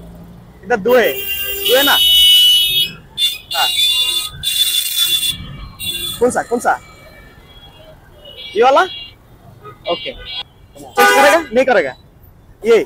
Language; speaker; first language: Hindi; non-native, learner; Bangla